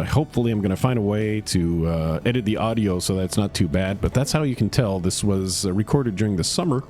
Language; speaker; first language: English; native; English